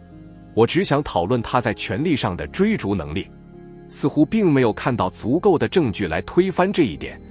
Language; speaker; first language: Chinese; native; Chinese